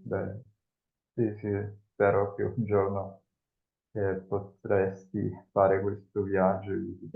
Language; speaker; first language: Italian; non-native, fluent; Spanish